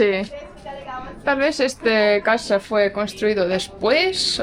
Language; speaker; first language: Spanish; non-native, fluent; Estonian